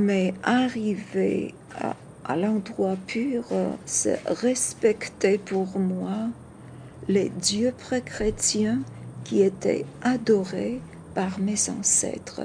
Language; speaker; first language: French; non-native, fluent; Georgian